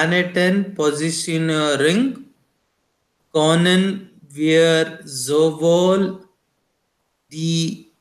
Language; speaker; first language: German; non-native, learner; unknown